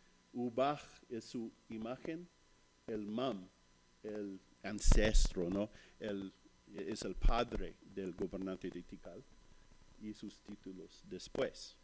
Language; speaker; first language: Spanish; non-native, fluent; English